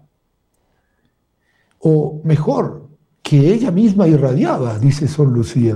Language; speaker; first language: Spanish; native; Spanish